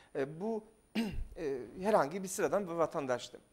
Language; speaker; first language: Turkish; non-native, fluent; Russian